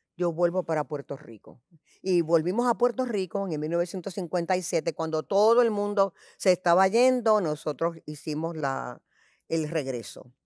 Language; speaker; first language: Spanish; early bilingual, heritage; Spanish